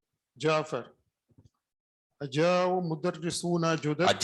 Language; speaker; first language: Arabic; non-native, learner; Urdu